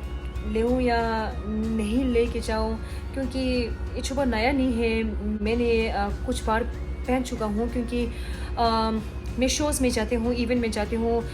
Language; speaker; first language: Hindi; non-native, local second language; Tibetan